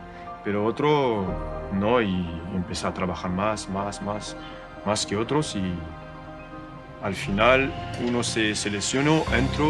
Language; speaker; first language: Spanish; non-native, learner; French